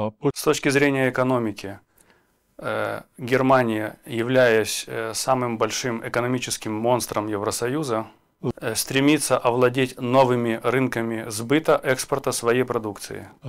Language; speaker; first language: Russian; native; Russian